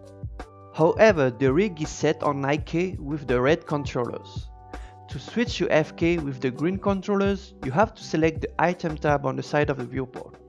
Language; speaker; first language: English; non-native, fluent; French